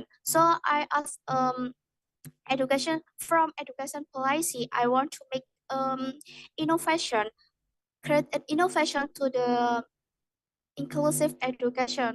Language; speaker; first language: English; non-native, learner; Indonesian